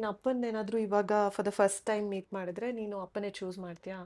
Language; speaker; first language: Kannada; native; Kannada